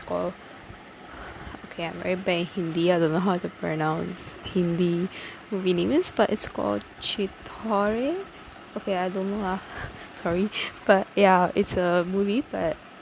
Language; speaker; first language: English; non-native, local second language; Tamil